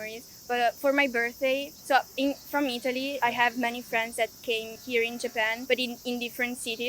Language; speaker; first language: English; non-native, fluent; Italian